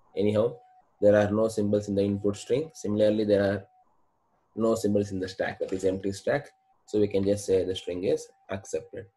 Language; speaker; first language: English; non-native, local second language; Kannada